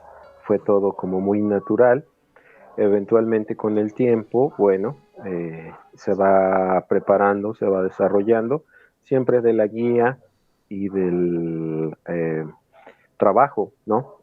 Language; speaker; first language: Spanish; native; Spanish